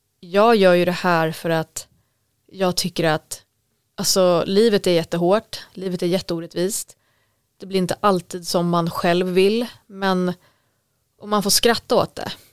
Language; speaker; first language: Swedish; native; Swedish